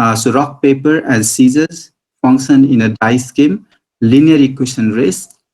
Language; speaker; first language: English; non-native, local second language; Nepali